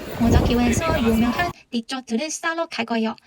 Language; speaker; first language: Korean; non-native, learner; Cantonese